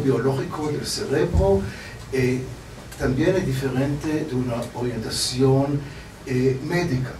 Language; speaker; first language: Spanish; non-native, learner; Hebrew